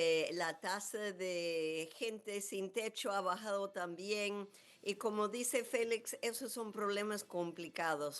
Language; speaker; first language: Spanish; non-native, fluent; English